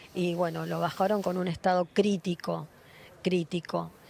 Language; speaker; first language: Spanish; native; Spanish